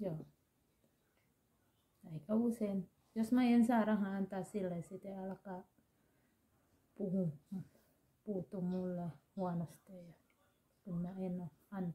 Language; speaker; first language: Finnish; non-native, learner; Thai